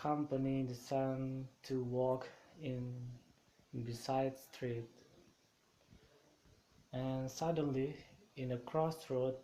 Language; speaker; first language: English; non-native, learner; Indonesian